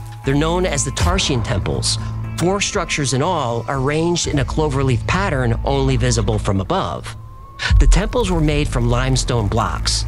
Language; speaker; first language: English; native; English